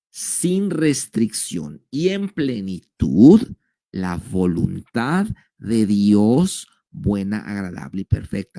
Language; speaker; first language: Spanish; native; Spanish